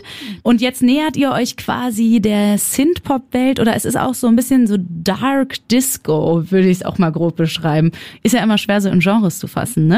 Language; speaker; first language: German; native; German